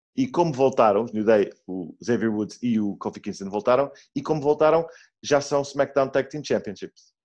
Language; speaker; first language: Portuguese; native; Portuguese